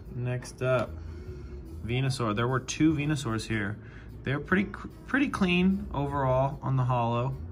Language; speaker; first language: English; native; English